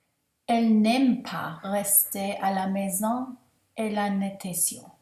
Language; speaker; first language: French; non-native, learner; English